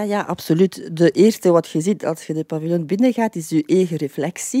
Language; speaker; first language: Dutch; non-native, fluent; French